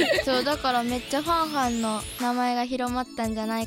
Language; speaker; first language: Japanese; native; Japanese